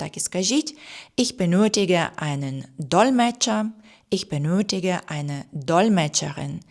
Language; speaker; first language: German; non-native, fluent; Ukrainian